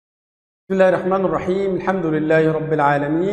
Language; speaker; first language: Arabic; native; Arabic